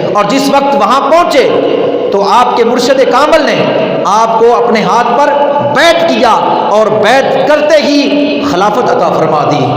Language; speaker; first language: Urdu; non-native, local second language; Punjabi